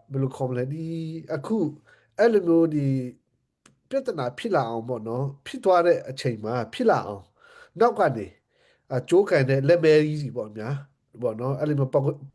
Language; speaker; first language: Burmese; non-native, local second language; Hakha Chin